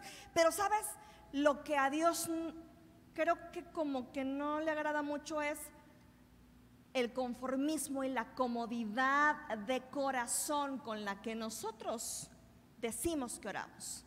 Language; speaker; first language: Spanish; native; Spanish